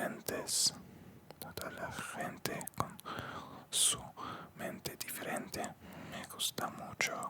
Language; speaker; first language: Spanish; non-native, learner; Russian